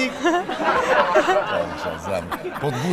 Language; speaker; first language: Albanian; native; Albanian